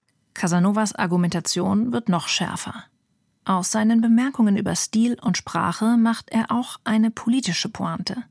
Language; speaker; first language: German; native; German